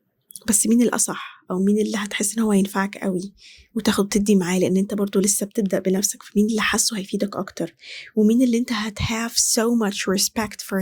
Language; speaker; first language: Arabic; native; Arabic